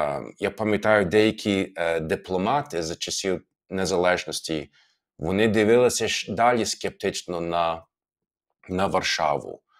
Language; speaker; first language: Ukrainian; non-native, fluent; English